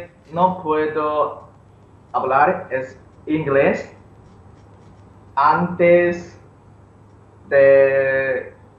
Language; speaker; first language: Spanish; non-native, learner; English